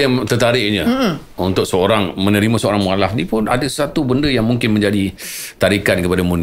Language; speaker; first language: Malay; native; Malay